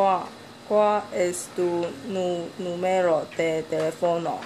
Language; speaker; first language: Spanish; non-native, learner; Chinese